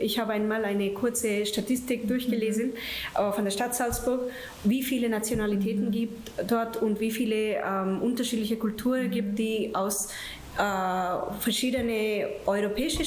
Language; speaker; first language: German; non-native, fluent; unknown